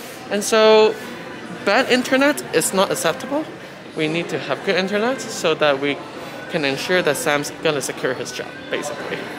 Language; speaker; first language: English; non-native, local second language; Cantonese